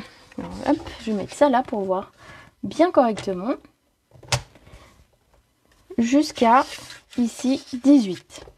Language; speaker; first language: French; native; French